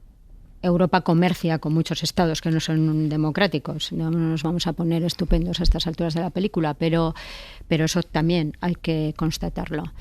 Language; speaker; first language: Spanish; native; Spanish